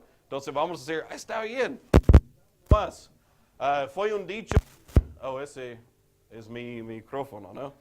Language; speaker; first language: Spanish; non-native, fluent; English